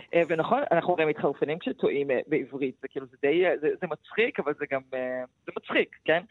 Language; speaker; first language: Hebrew; early bilingual, other home language; Russian